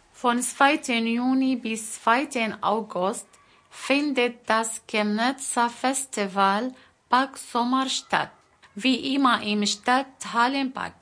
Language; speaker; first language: German; non-native, fluent; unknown